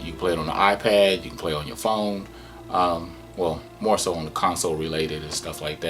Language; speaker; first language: English; native; English